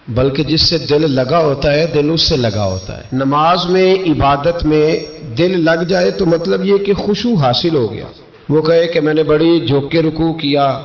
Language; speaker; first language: Urdu; non-native, local second language; Punjabi